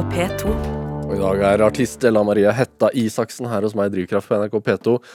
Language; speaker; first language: Norwegian; native; Norwegian